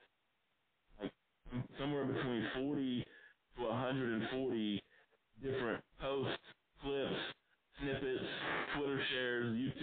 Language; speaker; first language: English; native; English